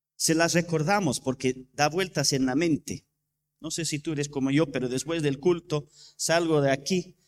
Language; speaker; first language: Spanish; non-native, fluent; English